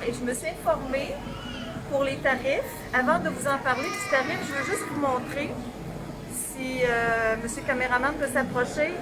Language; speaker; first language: French; native; French